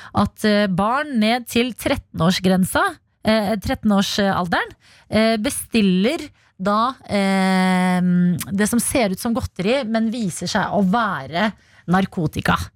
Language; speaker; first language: Norwegian; early bilingual, other home language; Albanian